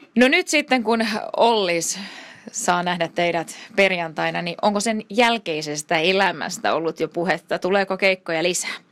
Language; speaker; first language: Finnish; native; Finnish